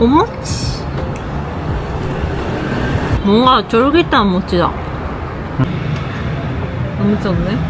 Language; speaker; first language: Korean; non-native, fluent; Japanese